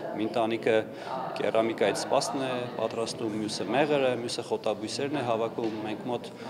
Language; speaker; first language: Armenian; native; Armenian